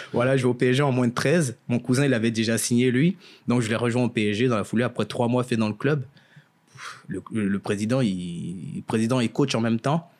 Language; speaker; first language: French; early bilingual, other home language; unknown